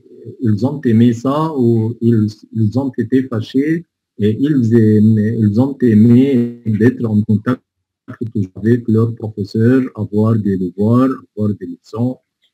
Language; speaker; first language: French; non-native, fluent; Arabic